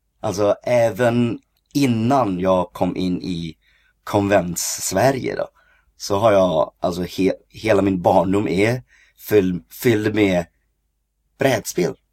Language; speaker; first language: Swedish; early bilingual, other home language; Cantonese